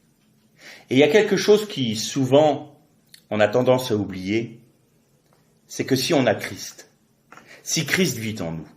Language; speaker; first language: French; native; French